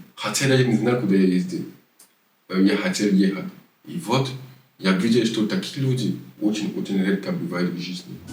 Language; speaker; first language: Russian; non-native, fluent; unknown